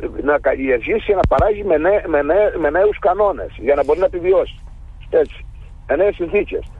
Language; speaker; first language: Greek; native; Greek